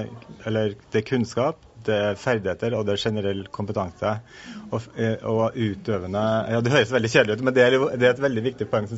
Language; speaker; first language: Norwegian; native; Norwegian